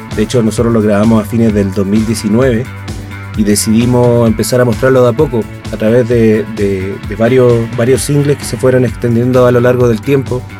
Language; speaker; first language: Spanish; native; Spanish